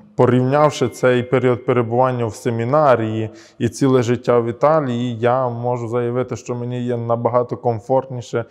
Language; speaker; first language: Ukrainian; early bilingual, heritage; Ukrainian